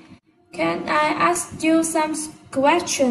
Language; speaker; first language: English; non-native, learner; Vietnamese